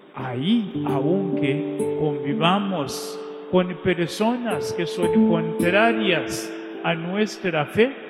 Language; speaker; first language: Spanish; non-native, fluent; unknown